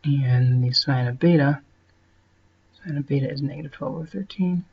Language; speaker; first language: English; native; English